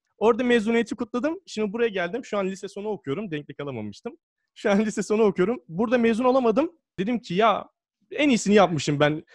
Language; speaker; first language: Turkish; native; Turkish